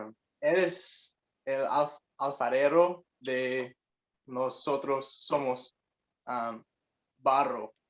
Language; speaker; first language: Spanish; non-native, learner; English